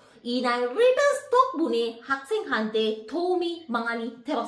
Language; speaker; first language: Korean; non-native, fluent; Sinhala